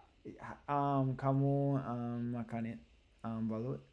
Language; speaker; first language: Indonesian; non-native, learner; English